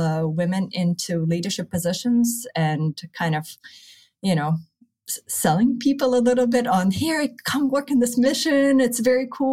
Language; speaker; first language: English; early bilingual, other home language; Russian